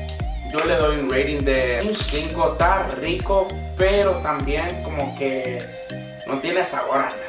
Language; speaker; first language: Spanish; native; Spanish